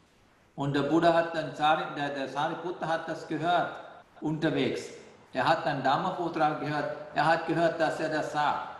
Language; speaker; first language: German; non-native, fluent; Sinhala